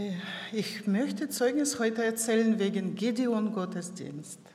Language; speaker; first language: German; non-native, local second language; Russian